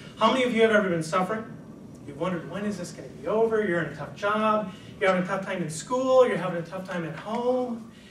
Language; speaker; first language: English; native; English